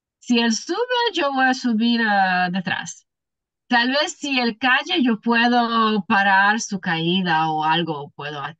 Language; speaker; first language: Spanish; non-native, learner; English